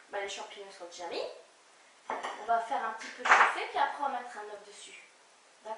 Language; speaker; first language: French; native; French